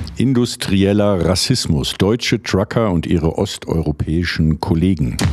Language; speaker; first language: German; native; German